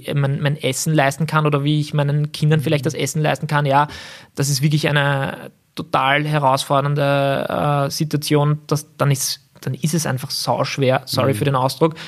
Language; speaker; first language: German; native; German